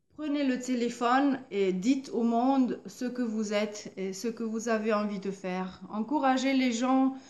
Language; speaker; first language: French; non-native, fluent; German